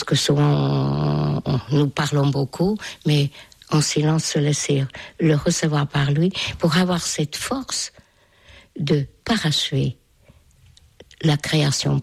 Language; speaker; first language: French; non-native, fluent; Hungarian